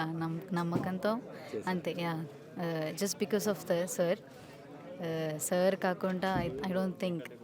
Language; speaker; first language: Telugu; non-native, learner; Malayalam